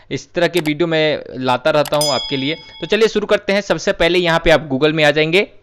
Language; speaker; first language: Hindi; native; Hindi